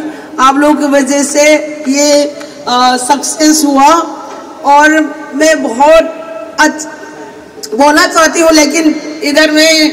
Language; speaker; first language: Hindi; non-native, local second language; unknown